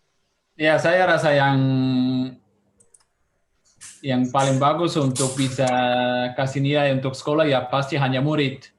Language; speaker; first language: Indonesian; non-native, fluent; Swiss German